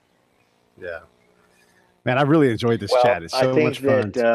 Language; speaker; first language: English; native; English